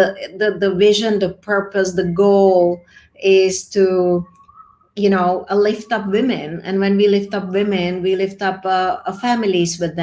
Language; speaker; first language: English; non-native, fluent; Czech